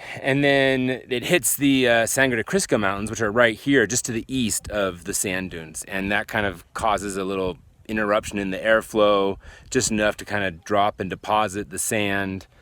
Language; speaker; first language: English; native; English